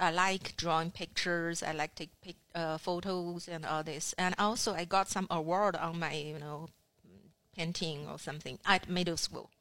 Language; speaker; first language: English; non-native, fluent; Chinese